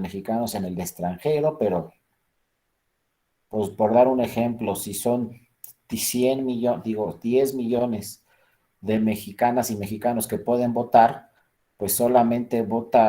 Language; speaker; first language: Spanish; native; Spanish